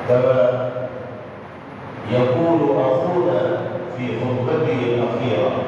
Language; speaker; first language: Arabic; non-native, fluent; Urdu